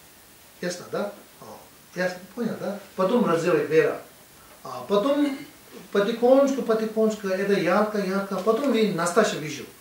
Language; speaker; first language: Russian; non-native, learner; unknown